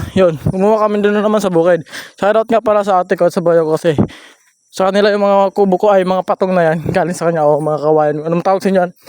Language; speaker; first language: Filipino; non-native, local second language; Masbatenyo